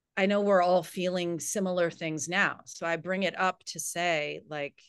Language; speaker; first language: English; native; English